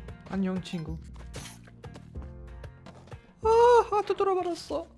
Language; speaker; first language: Korean; non-native, learner; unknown